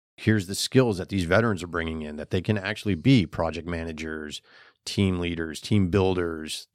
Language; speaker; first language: English; native; English